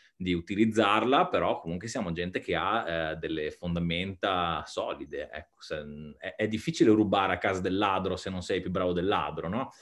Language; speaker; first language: Italian; native; Italian